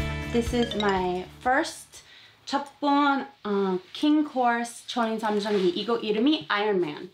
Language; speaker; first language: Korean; non-native, learner; English